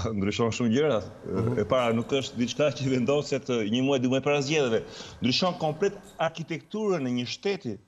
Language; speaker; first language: Albanian; native; Albanian